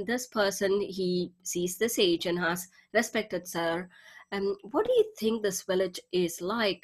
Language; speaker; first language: English; non-native, local second language; Tamil